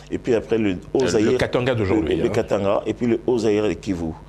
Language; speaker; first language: French; non-native, local second language; Lingala